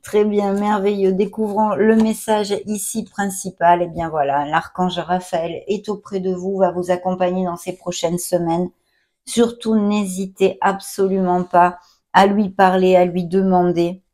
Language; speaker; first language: French; native; French